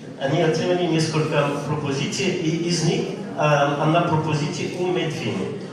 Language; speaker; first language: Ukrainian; non-native, learner; French